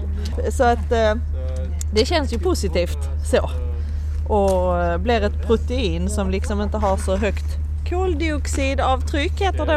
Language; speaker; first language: Swedish; native; Swedish